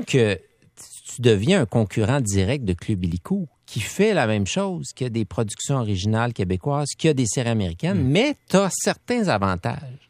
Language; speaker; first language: French; native; French